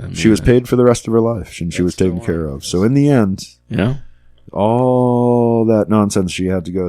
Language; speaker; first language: English; native; English